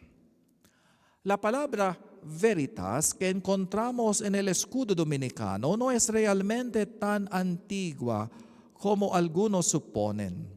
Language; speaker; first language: Spanish; non-native, learner; Filipino